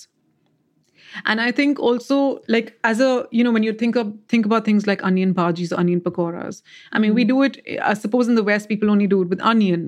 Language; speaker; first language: English; non-native, local second language; Marathi